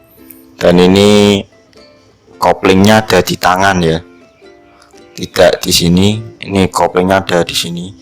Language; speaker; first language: Indonesian; native; Indonesian